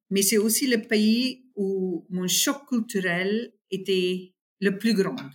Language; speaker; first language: French; non-native, fluent; Afrikaans